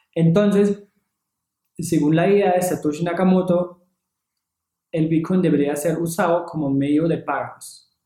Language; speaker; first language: Spanish; non-native, fluent; English